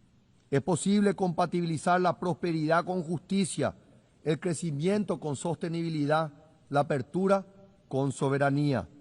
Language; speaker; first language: Spanish; native; Spanish